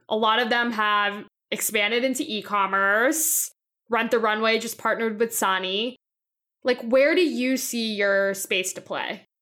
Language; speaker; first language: English; native; English